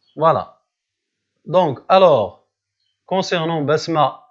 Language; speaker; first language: French; non-native, local second language; Arabic